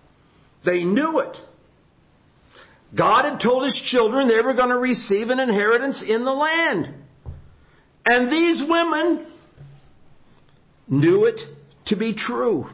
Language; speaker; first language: English; native; English